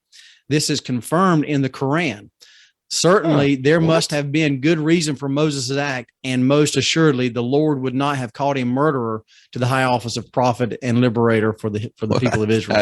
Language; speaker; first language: English; native; English